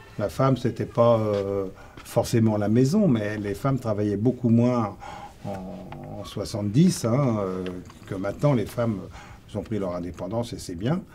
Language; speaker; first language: French; native; French